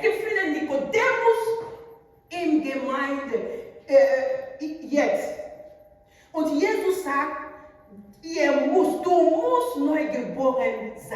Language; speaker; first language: German; non-native, learner; French